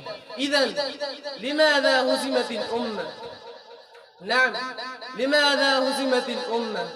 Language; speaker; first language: Arabic; non-native, fluent; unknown